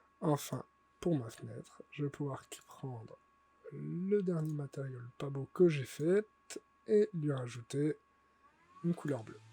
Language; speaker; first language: French; native; French